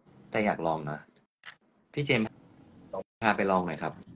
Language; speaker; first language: Thai; native; Thai